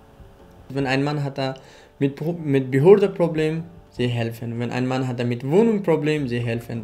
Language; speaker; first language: German; non-native, learner; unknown